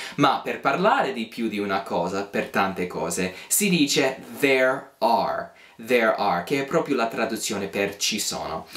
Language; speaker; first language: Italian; non-native, fluent; English